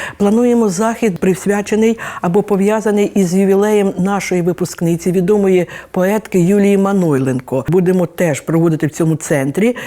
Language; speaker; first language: Ukrainian; native; Ukrainian